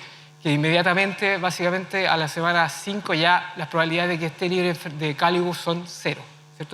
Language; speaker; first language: Spanish; native; Spanish